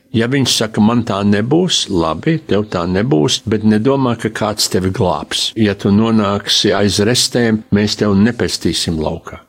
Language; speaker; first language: Latvian; early bilingual, heritage; Latvian